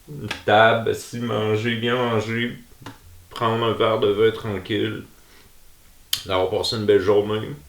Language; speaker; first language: French; native; French